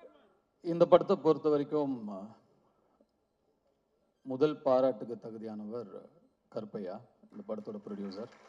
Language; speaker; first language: Tamil; native; Tamil